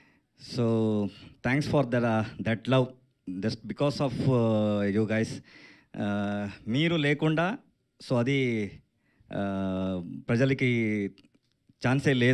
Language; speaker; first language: Telugu; non-native, learner; Kannada